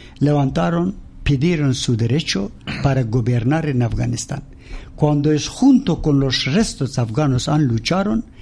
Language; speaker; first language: Spanish; non-native, learner; Persian